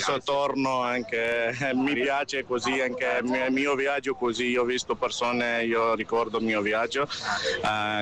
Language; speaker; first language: Italian; non-native, learner; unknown